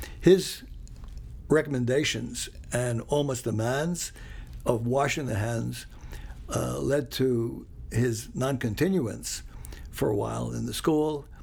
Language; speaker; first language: English; early bilingual, other home language; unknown